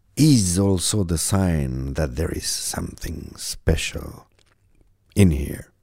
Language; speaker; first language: English; non-native, fluent; French